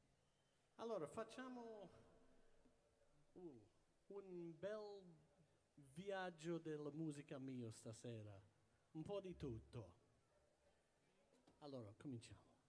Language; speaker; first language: Italian; early bilingual, heritage; English